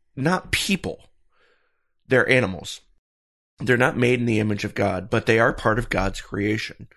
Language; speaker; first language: English; native; English